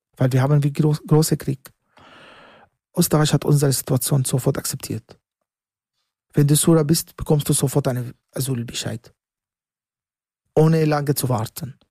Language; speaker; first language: German; non-native, learner; Arabic